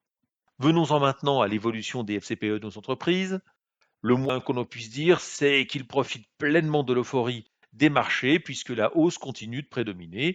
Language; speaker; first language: French; native; French